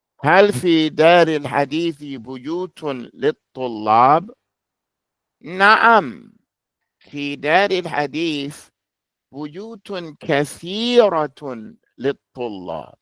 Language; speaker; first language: Arabic; non-native, fluent; English